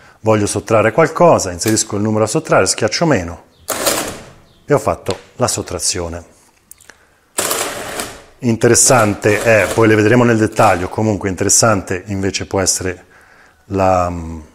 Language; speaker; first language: Italian; native; Italian